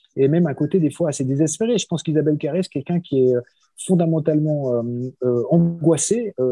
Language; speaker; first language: French; native; French